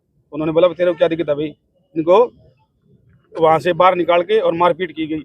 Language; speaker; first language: Hindi; native; Hindi